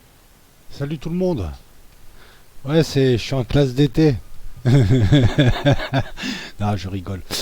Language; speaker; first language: French; native; French